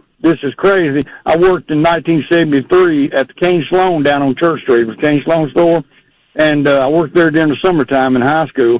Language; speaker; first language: English; native; English